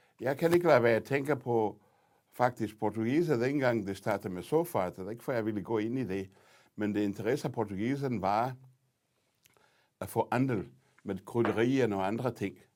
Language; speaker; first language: Danish; non-native, fluent; Portuguese